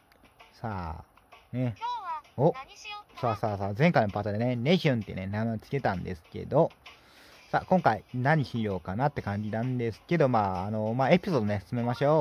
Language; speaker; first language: Japanese; native; Japanese